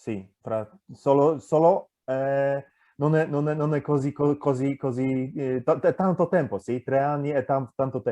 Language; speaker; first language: Italian; non-native, fluent; Polish